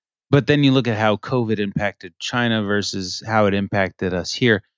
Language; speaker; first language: English; early bilingual, other home language; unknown